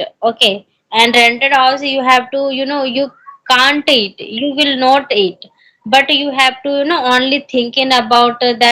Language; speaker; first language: English; non-native, learner; Hindi